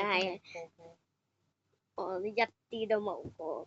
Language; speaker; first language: Chinese; native; Chinese